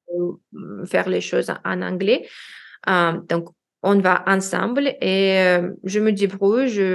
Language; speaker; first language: French; non-native, learner; Russian